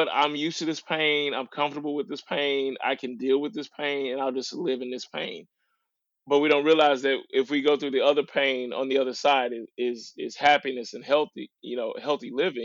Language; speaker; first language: English; native; English